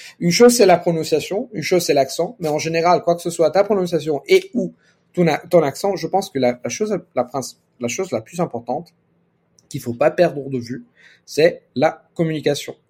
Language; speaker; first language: French; non-native, fluent; Italian